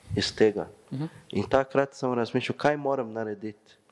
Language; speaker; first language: Slovenian; non-native, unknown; Portuguese